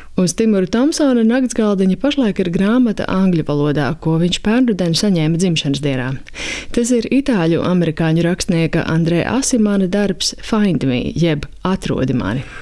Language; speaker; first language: Latvian; native; Latvian